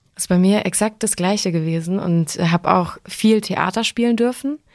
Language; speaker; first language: German; native; German